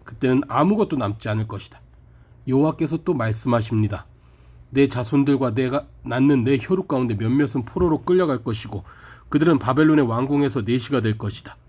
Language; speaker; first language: Korean; native; Korean